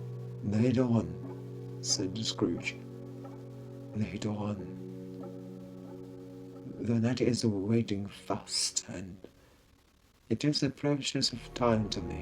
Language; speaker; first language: English; non-native, fluent; Japanese